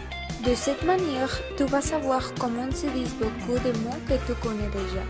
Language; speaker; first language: French; non-native, learner; Spanish